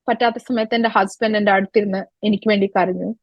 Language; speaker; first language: Malayalam; early bilingual, other home language; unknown